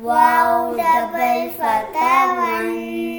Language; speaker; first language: Arabic; non-native, learner; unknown